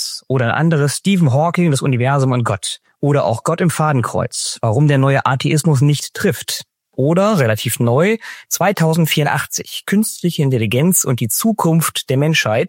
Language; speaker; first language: German; native; German